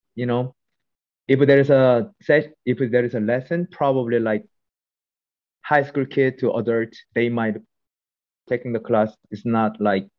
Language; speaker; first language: English; non-native, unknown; Korean